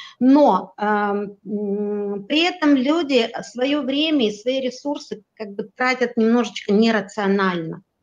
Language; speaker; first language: Russian; native; Russian